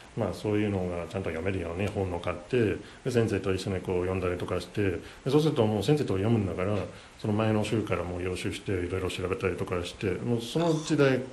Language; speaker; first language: Japanese; non-native, fluent; English